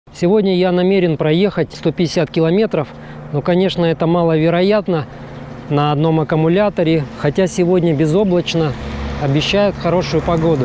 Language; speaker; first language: Russian; native; Russian